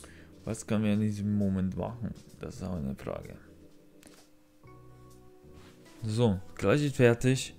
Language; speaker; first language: German; non-native, learner; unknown